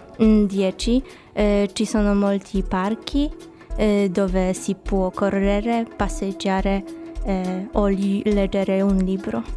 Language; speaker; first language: Italian; non-native, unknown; Polish